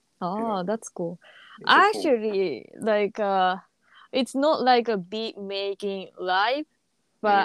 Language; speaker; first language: English; non-native, learner; Japanese